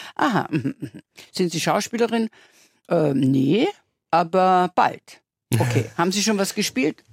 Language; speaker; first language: German; native; German